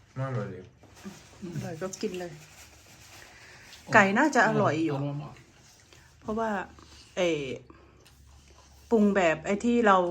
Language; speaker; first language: Thai; native; Thai